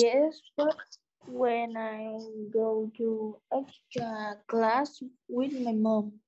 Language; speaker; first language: English; non-native, learner; Vietnamese